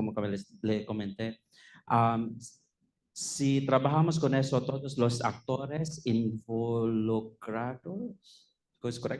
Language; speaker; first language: Spanish; non-native, fluent; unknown